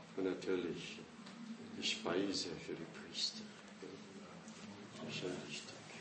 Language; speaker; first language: German; non-native, fluent; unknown